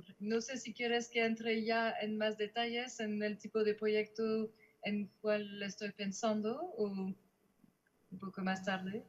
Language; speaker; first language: Spanish; non-native, fluent; French